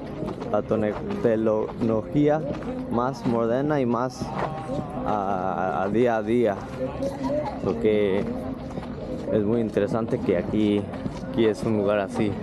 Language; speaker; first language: Spanish; early bilingual, heritage; Spanish